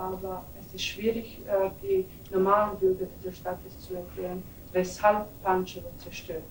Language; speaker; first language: German; non-native, fluent; Serbian